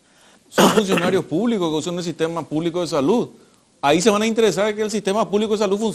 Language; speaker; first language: Spanish; native; Spanish